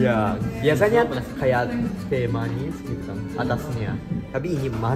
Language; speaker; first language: Indonesian; non-native, fluent; Japanese